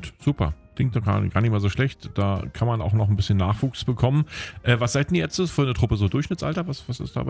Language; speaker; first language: German; native; German